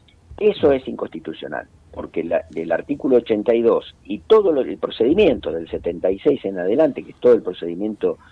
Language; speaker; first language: Spanish; native; Spanish